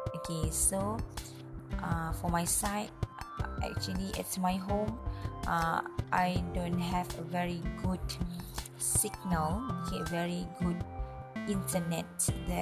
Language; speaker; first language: English; non-native, learner; Malay